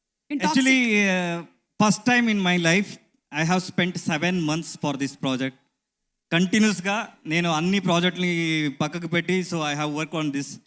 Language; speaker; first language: Telugu; non-native, learner; Kannada